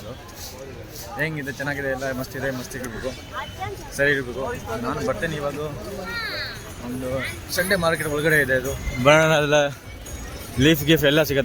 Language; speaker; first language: Kannada; non-native, learner; Hindi